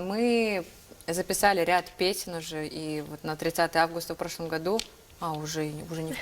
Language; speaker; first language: Russian; native; Russian